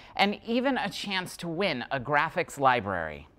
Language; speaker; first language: English; native; English